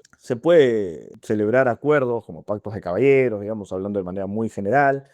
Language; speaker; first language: Spanish; native; Spanish